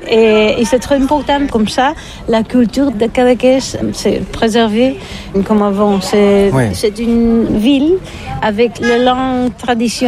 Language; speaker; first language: French; non-native, learner; Catalan